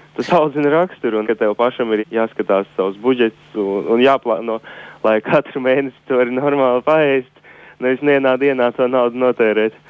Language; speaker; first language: Latvian; native; Latvian